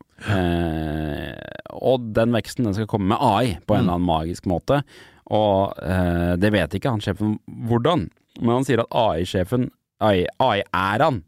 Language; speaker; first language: Norwegian; native; Norwegian